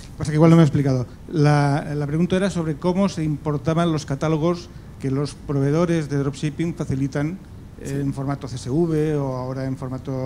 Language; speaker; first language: Spanish; native; Spanish